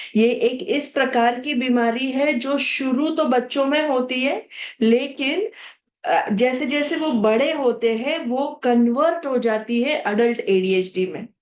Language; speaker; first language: Hindi; non-native, local second language; Marathi